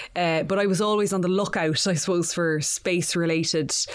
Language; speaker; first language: English; native; English